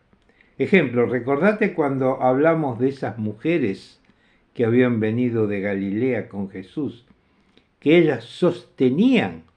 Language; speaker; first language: Spanish; non-native, fluent; Italian